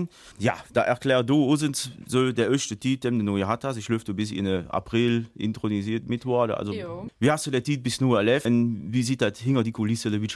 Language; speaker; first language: German; native; German